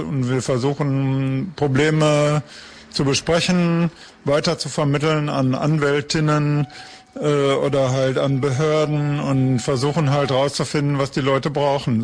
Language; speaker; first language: German; native; German